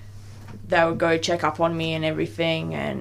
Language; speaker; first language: English; native; English